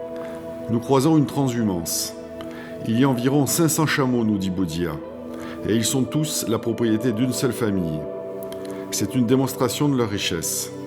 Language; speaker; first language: French; native; French